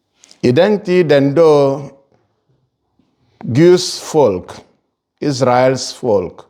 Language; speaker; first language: Swedish; non-native, fluent; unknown